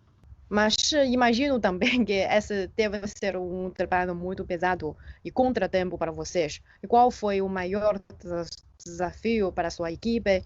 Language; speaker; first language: Portuguese; non-native, fluent; Chinese